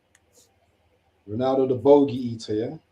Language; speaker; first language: English; native; English